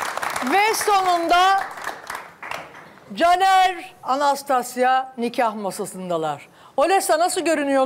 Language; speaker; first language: Turkish; native; Turkish